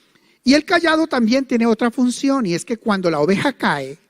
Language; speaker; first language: Spanish; native; Spanish